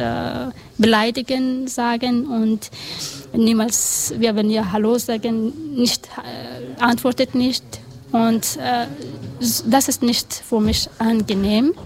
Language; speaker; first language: German; non-native, learner; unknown